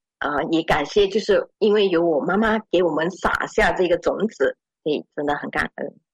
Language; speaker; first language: Chinese; native; Chinese